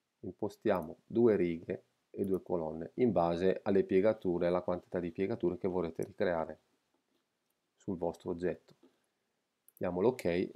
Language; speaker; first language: Italian; native; Italian